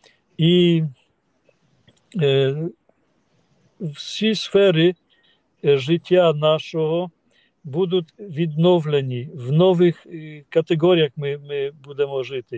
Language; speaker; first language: Ukrainian; non-native, fluent; Polish